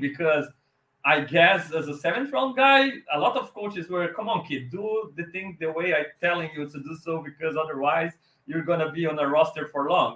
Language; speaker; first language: English; non-native, fluent; Portuguese